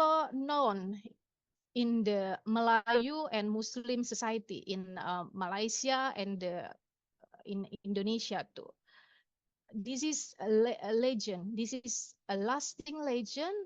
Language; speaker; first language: English; non-native, local second language; Indonesian